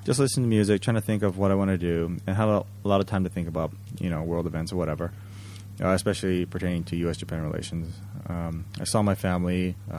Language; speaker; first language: English; early bilingual, other home language; Japanese